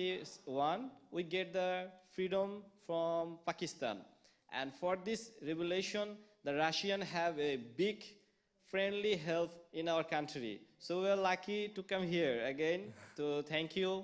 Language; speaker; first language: English; non-native, local second language; Bangla